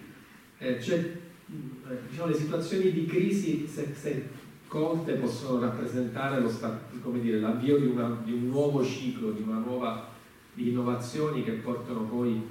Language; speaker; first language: Italian; native; Italian